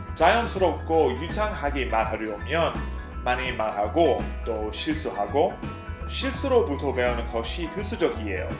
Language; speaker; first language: Korean; non-native, fluent; English